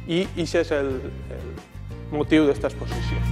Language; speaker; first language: Spanish; native; Spanish